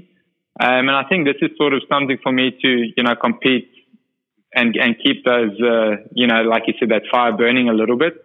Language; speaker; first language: English; non-native, local second language; Afrikaans